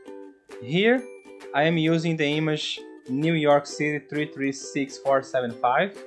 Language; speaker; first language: English; non-native, fluent; Portuguese